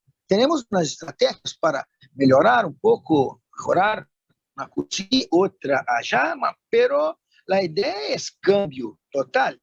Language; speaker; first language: Spanish; non-native, fluent; Portuguese